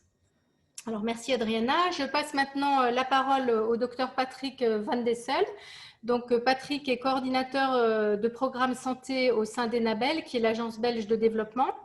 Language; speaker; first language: French; native; French